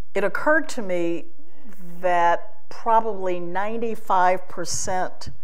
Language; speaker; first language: English; native; English